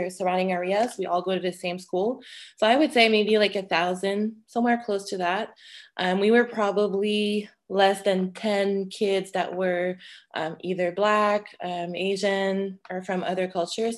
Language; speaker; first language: English; non-native, fluent; French